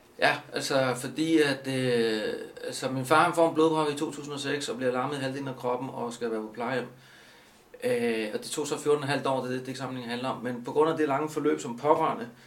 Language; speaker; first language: Danish; early bilingual, other home language; Spanish